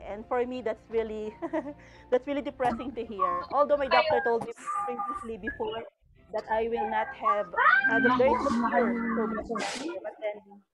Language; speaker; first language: English; non-native, local second language; Filipino